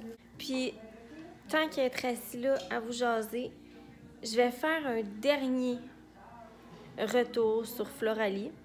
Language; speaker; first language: French; native; French